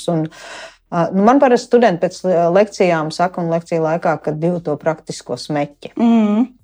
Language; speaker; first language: Latvian; native; Latvian